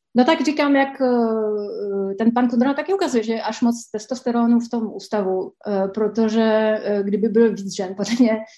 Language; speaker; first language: Czech; non-native, fluent; French